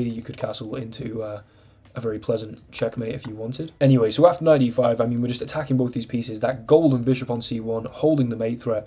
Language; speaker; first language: English; native; English